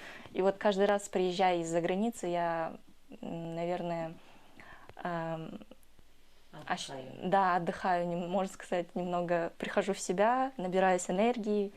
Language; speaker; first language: Russian; early bilingual, other home language; Kyrgyz